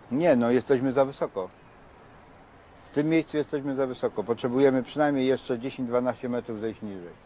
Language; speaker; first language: Polish; native; Polish